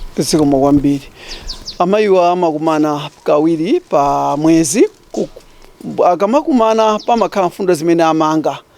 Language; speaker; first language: Nyanja; native; Nyanja